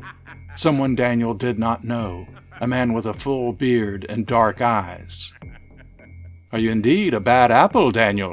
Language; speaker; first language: English; native; English